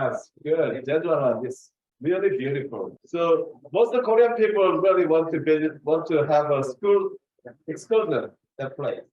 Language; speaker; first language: English; non-native, fluent; Korean